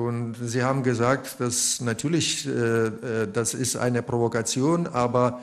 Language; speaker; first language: German; non-native, fluent; Russian